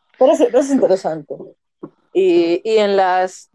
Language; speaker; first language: Spanish; native; Spanish